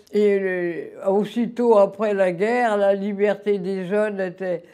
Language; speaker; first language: French; native; French